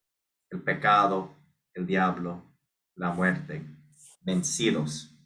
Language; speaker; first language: Spanish; non-native, fluent; English